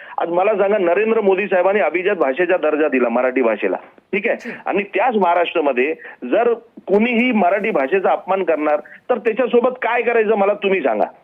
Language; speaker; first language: Marathi; non-native, local second language; Gujarati